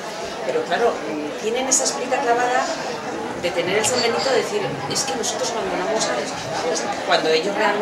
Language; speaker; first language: Spanish; native; Spanish